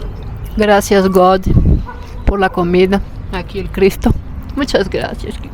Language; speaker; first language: Spanish; non-native, fluent; Portuguese